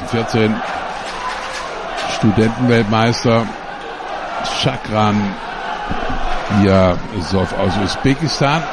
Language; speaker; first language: German; native; German